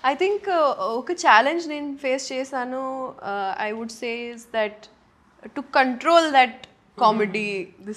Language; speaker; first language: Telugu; non-native, local second language; Hindi